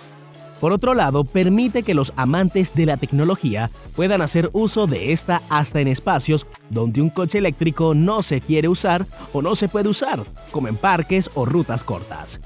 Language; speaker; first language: Spanish; native; Spanish